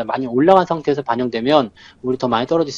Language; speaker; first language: Korean; native; Korean